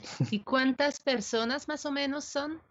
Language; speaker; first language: Spanish; non-native, fluent; French